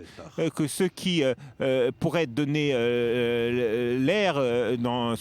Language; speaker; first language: French; non-native, fluent; Hebrew